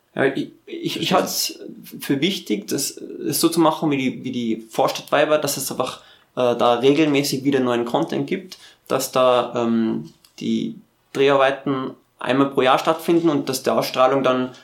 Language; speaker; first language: German; native; German